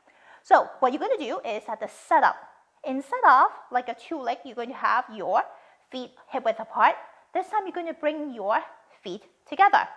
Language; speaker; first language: English; non-native, fluent; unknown